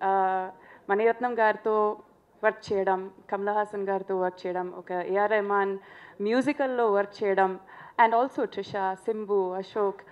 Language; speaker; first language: Telugu; non-native, local second language; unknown